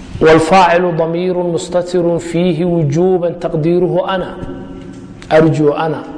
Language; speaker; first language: Arabic; non-native, fluent; Somali